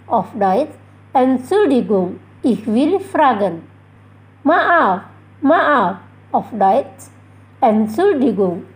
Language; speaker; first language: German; non-native, fluent; Indonesian